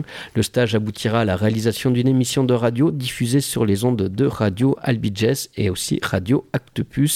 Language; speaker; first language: French; native; French